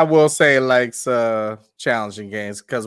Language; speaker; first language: English; native; English